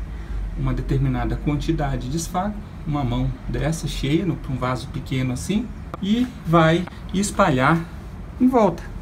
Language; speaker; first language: Portuguese; native; Portuguese